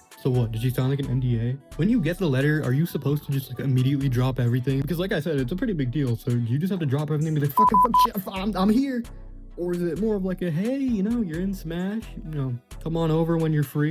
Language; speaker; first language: English; native; English